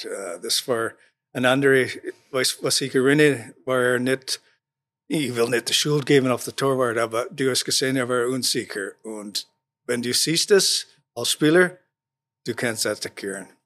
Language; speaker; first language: German; non-native, learner; English